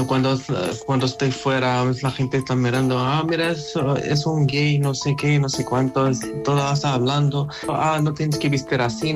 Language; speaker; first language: Spanish; non-native, learner; Arabic